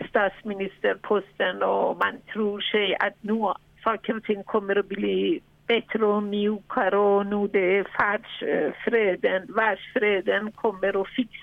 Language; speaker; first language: Swedish; non-native, fluent; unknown